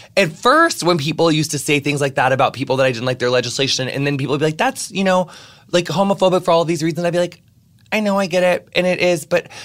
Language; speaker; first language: English; native; English